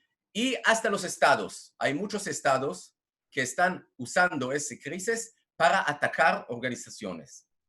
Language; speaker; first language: Spanish; non-native, fluent; Hebrew